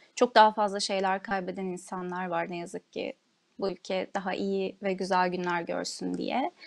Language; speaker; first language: Turkish; non-native, local second language; Kurdish